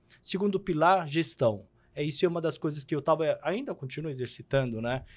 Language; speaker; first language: Portuguese; early bilingual, other home language; Korean